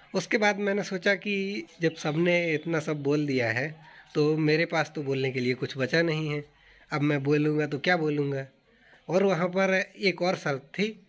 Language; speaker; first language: Hindi; native; Hindi